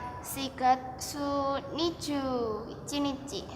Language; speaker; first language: Japanese; non-native, learner; Indonesian